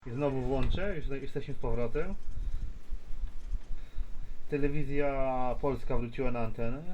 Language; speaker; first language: Polish; native; Polish